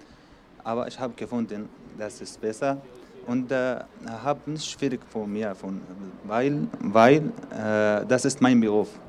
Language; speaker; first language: German; non-native, learner; Arabic